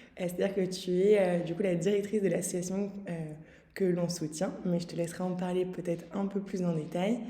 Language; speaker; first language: French; native; French